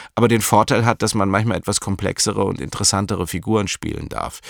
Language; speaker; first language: German; native; German